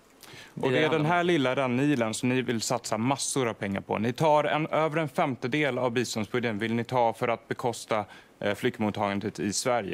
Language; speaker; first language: Swedish; native; Swedish